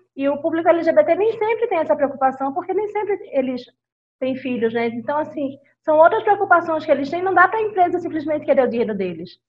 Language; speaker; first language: Portuguese; native; Portuguese